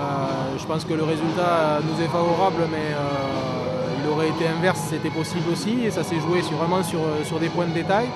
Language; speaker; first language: French; native; French